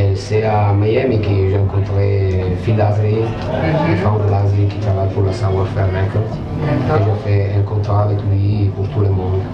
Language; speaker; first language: French; non-native, learner; Italian